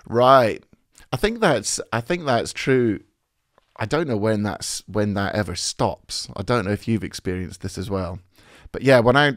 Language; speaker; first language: English; native; English